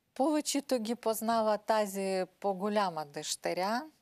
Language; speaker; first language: Bulgarian; non-native, learner; Ukrainian